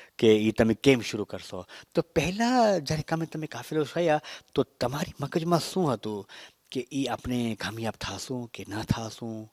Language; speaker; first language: Gujarati; early bilingual, heritage; Gujarati